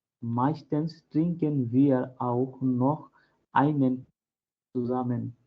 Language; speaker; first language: German; non-native, learner; Bangla